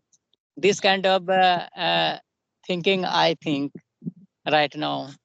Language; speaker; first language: English; non-native, local second language; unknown